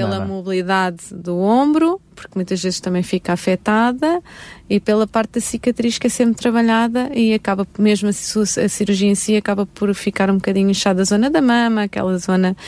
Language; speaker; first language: Portuguese; native; Portuguese